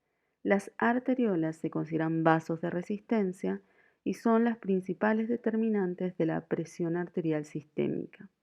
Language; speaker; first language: Spanish; native; Spanish